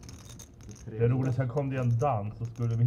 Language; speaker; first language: Swedish; native; Swedish